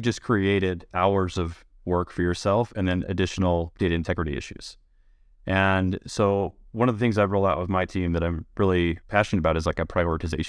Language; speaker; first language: English; native; English